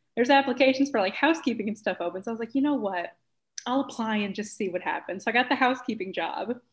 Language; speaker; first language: English; native; English